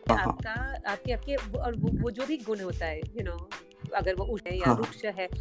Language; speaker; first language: Hindi; non-native, local second language; Gujarati